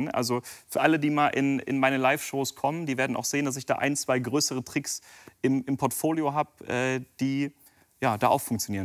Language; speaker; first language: German; native; German